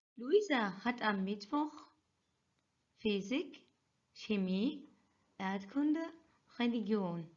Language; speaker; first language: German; non-native, fluent; Turkish